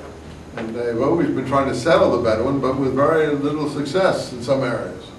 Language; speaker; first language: English; native; English